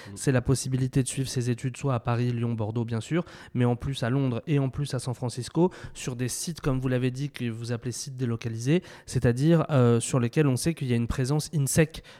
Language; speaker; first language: French; native; French